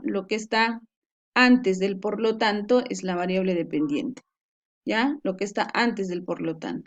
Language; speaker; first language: Spanish; native; Spanish